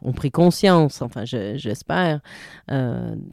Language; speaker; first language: French; native; French